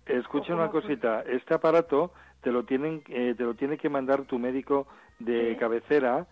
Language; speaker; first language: Spanish; native; Spanish